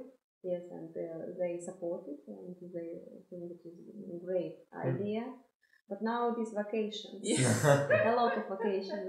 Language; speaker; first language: English; non-native, fluent; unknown